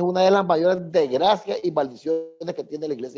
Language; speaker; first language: Spanish; native; Spanish